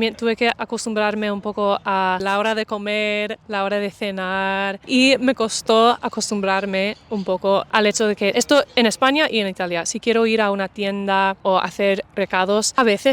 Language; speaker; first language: Spanish; non-native, fluent; English